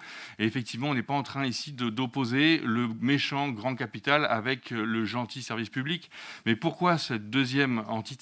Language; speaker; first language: French; native; French